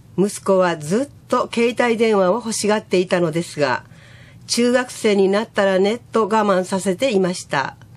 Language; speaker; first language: Japanese; native; Japanese